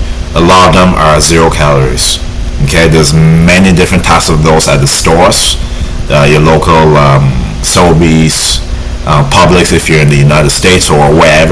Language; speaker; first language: English; native; English